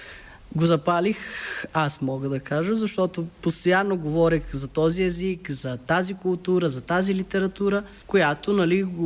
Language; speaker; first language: Bulgarian; early bilingual, heritage; Bulgarian